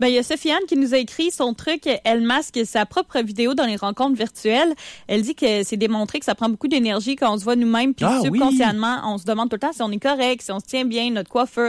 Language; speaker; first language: French; native; French